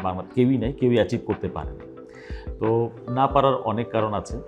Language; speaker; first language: Bangla; native; Bangla